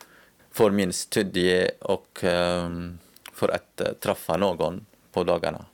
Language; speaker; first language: Swedish; non-native, learner; Arabic